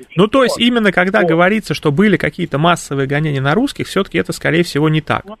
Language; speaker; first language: Russian; native; Russian